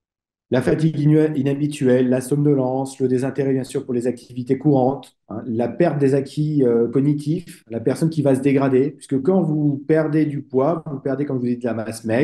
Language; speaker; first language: French; native; French